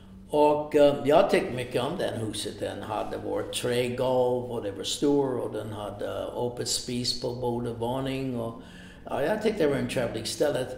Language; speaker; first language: Swedish; non-native, fluent; English